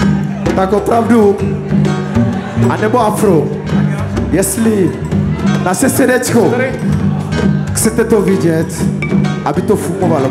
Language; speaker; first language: Czech; non-native, learner; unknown